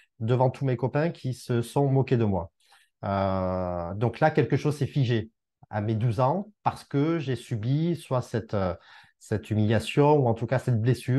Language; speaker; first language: French; native; French